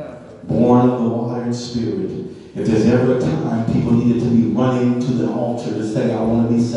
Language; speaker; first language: English; native; English